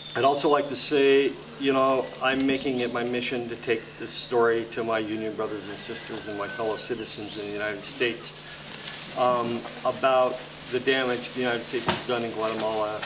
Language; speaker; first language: English; native; English